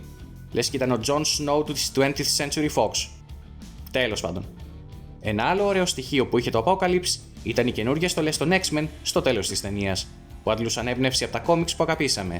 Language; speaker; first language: Greek; native; Greek